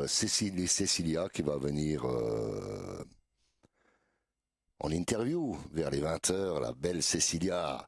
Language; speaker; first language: French; native; French